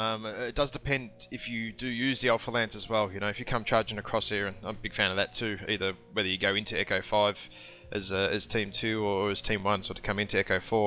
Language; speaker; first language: English; native; English